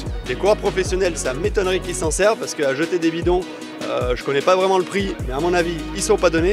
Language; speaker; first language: French; native; French